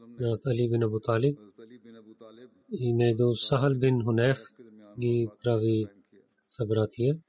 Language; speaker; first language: Bulgarian; non-native, learner; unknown